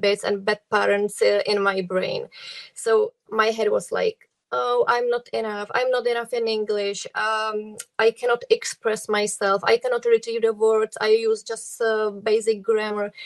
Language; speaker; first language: English; non-native, fluent; Czech